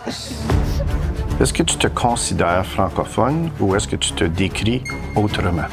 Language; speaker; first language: French; native; French